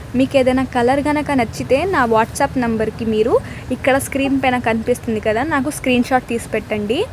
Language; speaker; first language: Telugu; non-native, local second language; Urdu